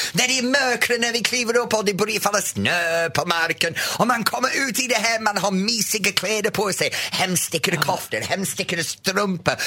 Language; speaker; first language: Swedish; non-native, fluent; English